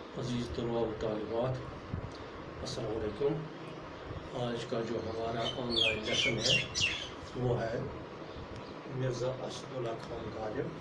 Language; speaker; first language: Urdu; non-native, local second language; Kashmiri